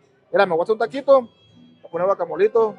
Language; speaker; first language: Spanish; native; Spanish